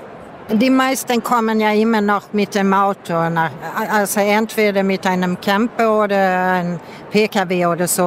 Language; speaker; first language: German; non-native, fluent; Swedish